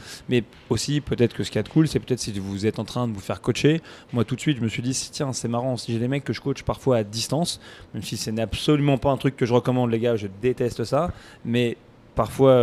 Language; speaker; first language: French; native; French